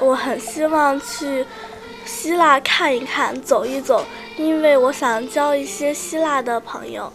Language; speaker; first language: Chinese; native; Chinese